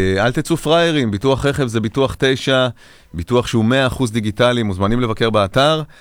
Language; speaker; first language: Hebrew; native; Hebrew